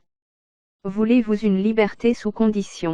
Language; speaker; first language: French; native; French